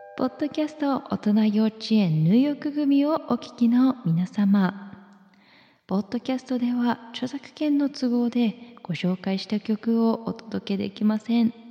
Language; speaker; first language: Japanese; native; Japanese